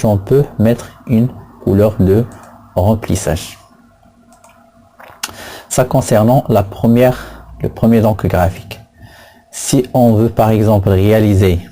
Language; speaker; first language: French; non-native, local second language; Arabic